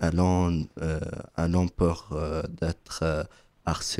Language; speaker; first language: French; non-native, learner; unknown